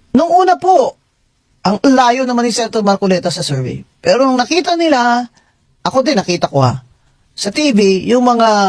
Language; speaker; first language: Filipino; non-native, local second language; Hiligaynon